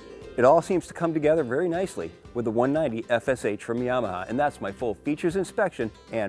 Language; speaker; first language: English; native; English